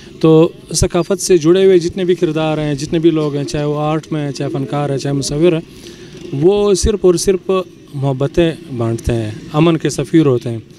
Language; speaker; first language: Urdu; non-native, local second language; Pashto